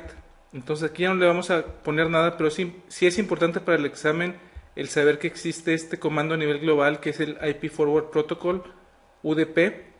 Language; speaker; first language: Spanish; native; Spanish